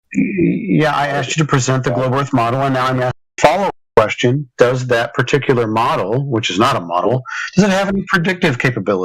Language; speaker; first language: English; native; English